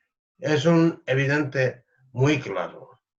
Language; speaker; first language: Spanish; non-native, learner; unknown